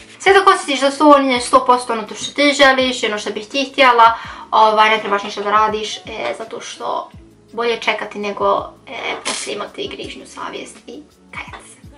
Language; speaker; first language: Bosnian; early bilingual, heritage; Bosnian